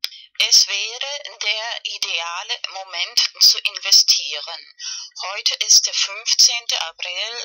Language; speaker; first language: German; non-native, learner; Spanish